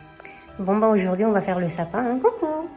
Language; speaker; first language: French; native; French